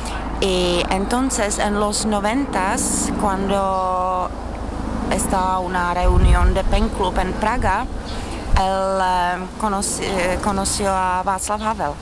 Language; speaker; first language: Spanish; non-native, learner; Czech